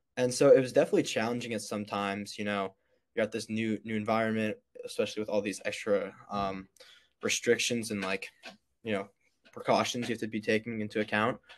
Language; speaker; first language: English; native; English